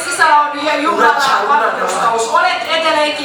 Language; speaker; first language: Finnish; non-native, learner; Kinyarwanda